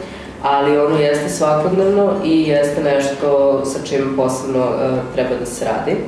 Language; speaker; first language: Serbian; native; Serbian